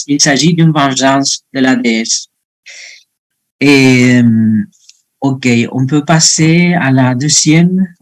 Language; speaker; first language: French; non-native, fluent; Spanish